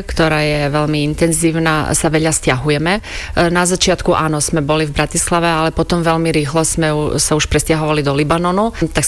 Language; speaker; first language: Slovak; non-native, fluent; Slovenian